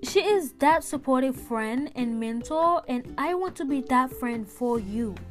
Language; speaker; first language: English; early bilingual, other home language; Haitian Creole